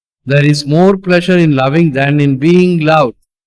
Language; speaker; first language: English; non-native, local second language; Tamil